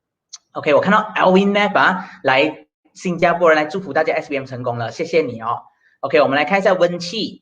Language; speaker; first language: Chinese; native; Chinese